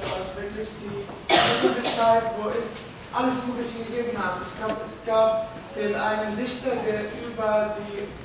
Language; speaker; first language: German; non-native, fluent; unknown